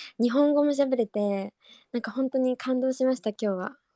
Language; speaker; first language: Japanese; native; Japanese